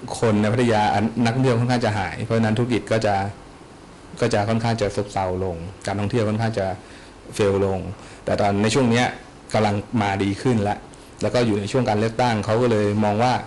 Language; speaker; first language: Thai; native; Thai